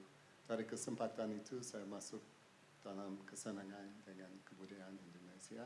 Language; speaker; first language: Indonesian; non-native, fluent; English